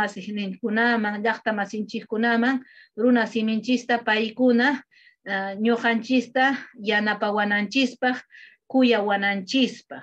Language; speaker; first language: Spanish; non-native, local second language; Quechua